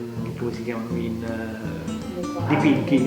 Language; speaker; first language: Italian; native; Italian